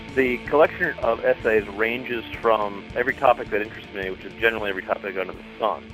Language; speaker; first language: English; native; English